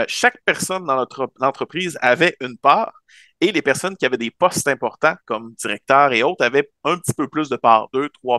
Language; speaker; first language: French; native; French